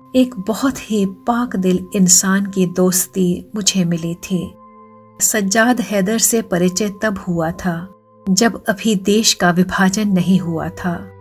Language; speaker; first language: Hindi; native; Hindi